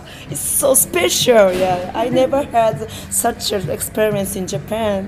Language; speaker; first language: English; non-native, learner; Japanese